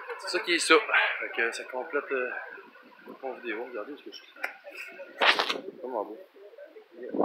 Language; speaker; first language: French; native; French